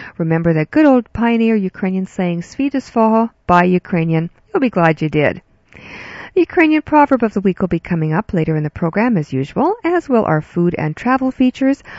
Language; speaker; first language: English; early bilingual, other home language; Ukrainian